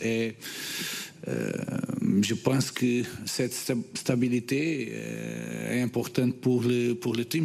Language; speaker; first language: French; non-native, fluent; Portuguese